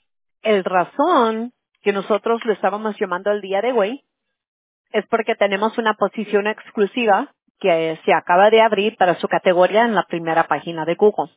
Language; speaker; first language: Spanish; early bilingual, heritage; Spanish